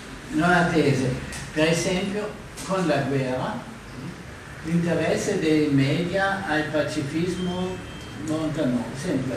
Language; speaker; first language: Italian; non-native, fluent; German